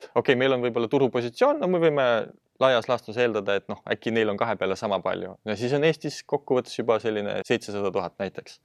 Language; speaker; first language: Estonian; non-native, local second language; Russian